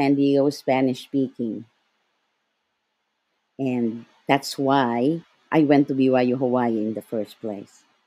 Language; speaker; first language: English; non-native, local second language; Filipino